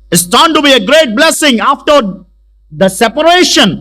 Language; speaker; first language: English; non-native, local second language; Telugu